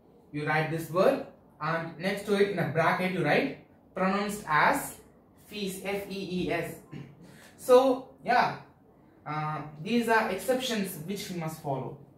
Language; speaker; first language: English; non-native, local second language; Tamil